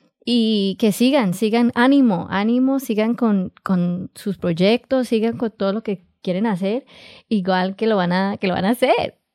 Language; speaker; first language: Spanish; early bilingual, heritage; Spanish